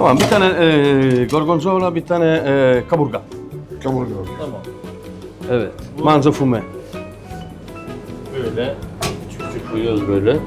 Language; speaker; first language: Turkish; non-native, learner; French